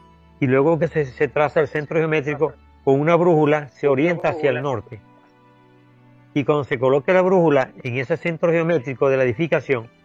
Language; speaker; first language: Spanish; native; Spanish